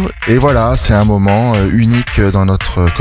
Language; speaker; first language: French; native; French